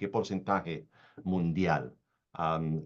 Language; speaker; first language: Spanish; early bilingual, heritage; Spanish